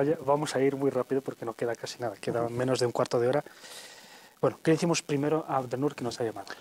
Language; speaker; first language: Spanish; native; Spanish